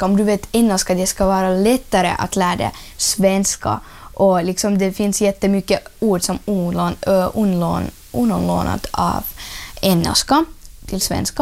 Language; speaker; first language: Swedish; early bilingual, other home language; Russian